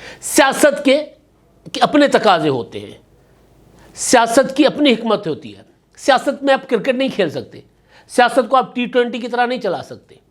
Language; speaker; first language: Urdu; non-native, local second language; Sindhi